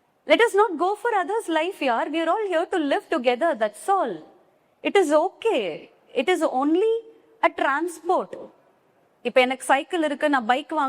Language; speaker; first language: English; non-native, local second language; Tamil